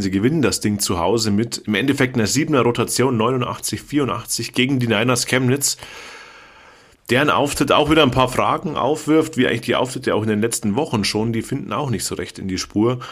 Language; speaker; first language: German; native; German